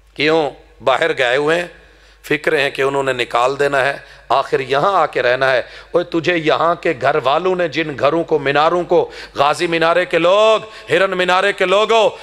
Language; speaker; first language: Urdu; non-native, local second language; Punjabi